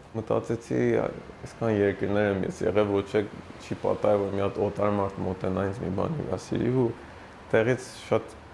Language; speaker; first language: Armenian; early bilingual, heritage; Armenian